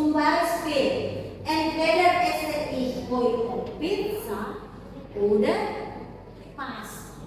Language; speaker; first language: German; non-native, fluent; Indonesian